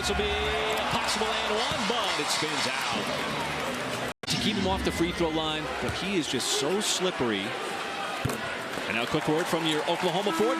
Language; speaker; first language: English; native; English